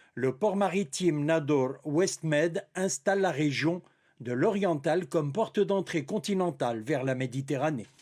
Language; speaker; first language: French; non-native, local second language; Arabic